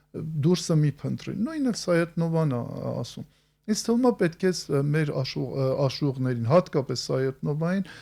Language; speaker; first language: Armenian; native; Armenian